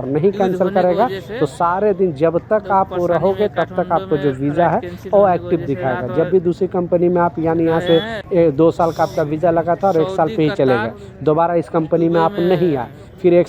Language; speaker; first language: Hindi; native; Hindi